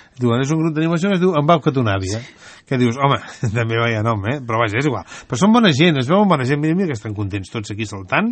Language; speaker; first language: Catalan; native; Catalan